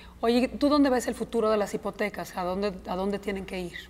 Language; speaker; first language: Spanish; native; Spanish